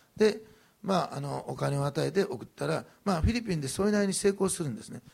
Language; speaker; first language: Japanese; native; Japanese